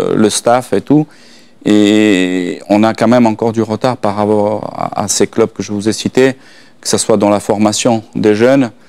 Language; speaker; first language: French; non-native, fluent; Slovak